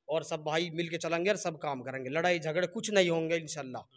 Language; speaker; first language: Hindi; native; Hindi